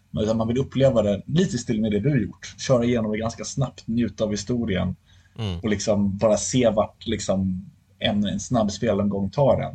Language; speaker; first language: Swedish; native; Swedish